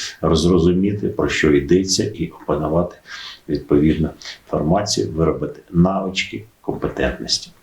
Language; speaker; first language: Ukrainian; native; Ukrainian